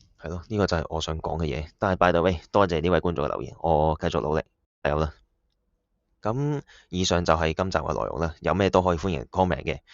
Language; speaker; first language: Cantonese; native; Cantonese